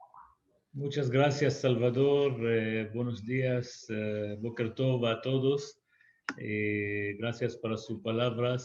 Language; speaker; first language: Spanish; non-native, fluent; Hebrew